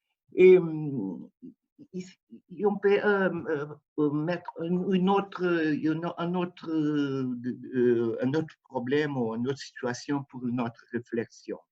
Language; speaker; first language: French; non-native, fluent; Portuguese